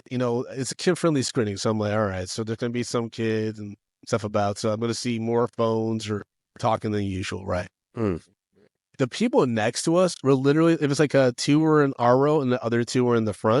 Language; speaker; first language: English; native; English